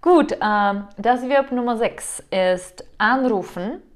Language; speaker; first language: German; non-native, fluent; Czech